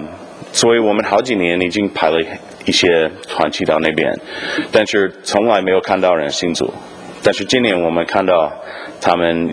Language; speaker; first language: Chinese; non-native, fluent; English